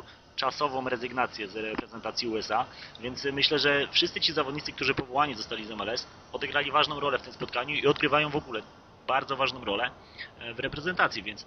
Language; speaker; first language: Polish; native; Polish